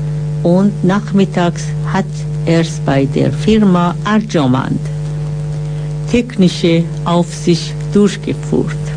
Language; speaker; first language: German; non-native, fluent; Persian